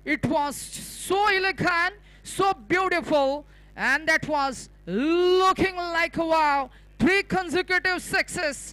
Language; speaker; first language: English; non-native, local second language; Marathi